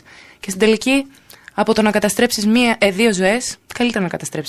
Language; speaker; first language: Greek; native; Greek